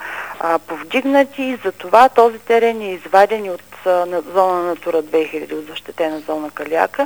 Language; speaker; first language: Bulgarian; native; Bulgarian